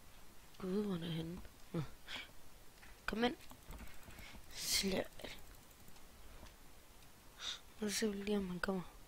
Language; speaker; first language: Danish; native; Danish